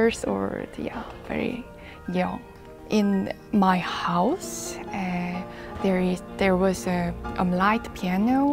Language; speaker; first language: English; non-native, learner; Korean